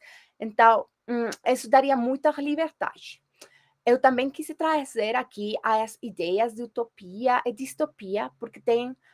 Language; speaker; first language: Portuguese; non-native, fluent; Spanish